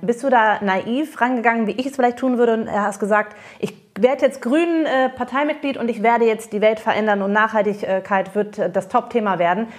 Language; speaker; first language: German; early bilingual, other home language; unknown